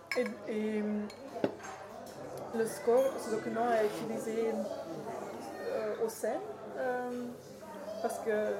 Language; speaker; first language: French; non-native, learner; Dutch